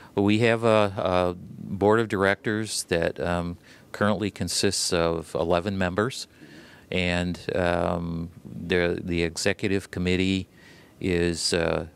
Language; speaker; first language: English; native; English